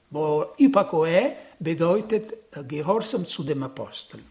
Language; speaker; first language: German; non-native, fluent; Italian